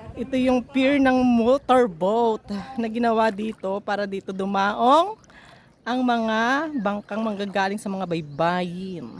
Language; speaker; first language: Filipino; native; Filipino